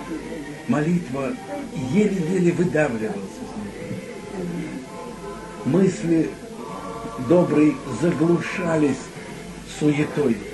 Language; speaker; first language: Russian; native; Russian